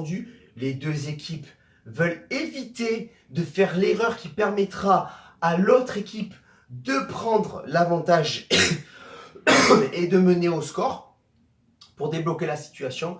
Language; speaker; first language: French; native; French